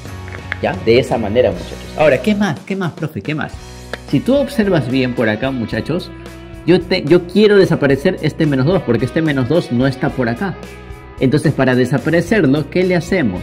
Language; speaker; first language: Spanish; native; Spanish